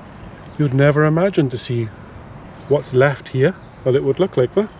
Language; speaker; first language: English; native; English